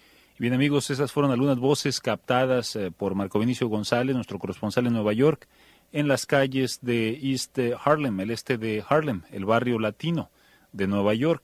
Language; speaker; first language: Spanish; native; Spanish